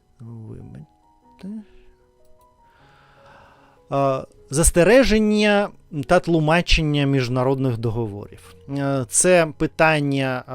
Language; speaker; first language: Ukrainian; non-native, learner; Russian